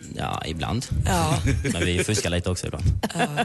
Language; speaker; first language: Swedish; native; Swedish